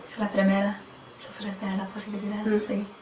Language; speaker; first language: Spanish; non-native, learner; English